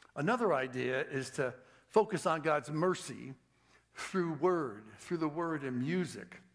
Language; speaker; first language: English; native; English